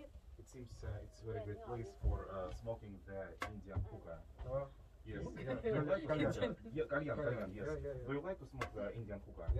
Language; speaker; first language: English; non-native, learner; Russian